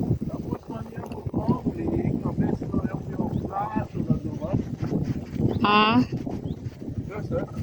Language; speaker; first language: German; native; German